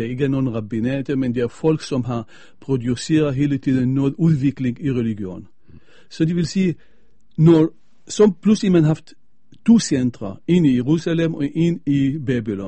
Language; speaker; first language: Danish; non-native, fluent; Arabic